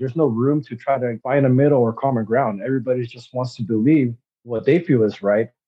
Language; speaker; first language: English; early bilingual, other home language; Spanish